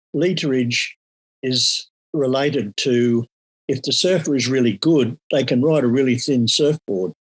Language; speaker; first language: English; native; English